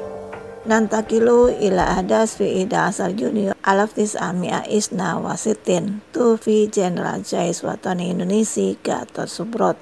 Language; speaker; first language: Arabic; non-native, fluent; Indonesian